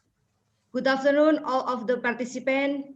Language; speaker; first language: English; non-native, fluent; Indonesian